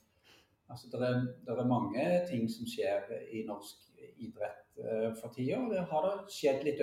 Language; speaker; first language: Norwegian; native; Norwegian